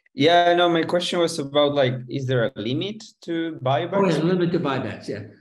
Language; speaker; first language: English; non-native, fluent; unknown